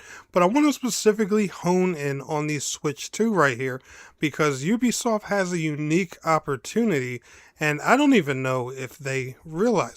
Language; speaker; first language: English; native; English